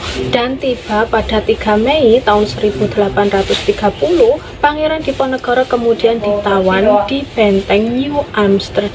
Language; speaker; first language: Indonesian; native; Indonesian